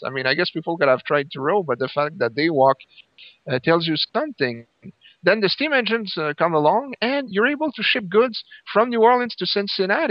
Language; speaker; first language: English; native; English